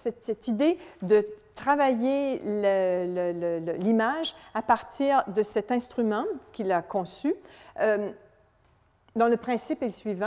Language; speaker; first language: French; native; French